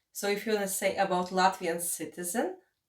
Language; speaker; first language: English; non-native, fluent; Latvian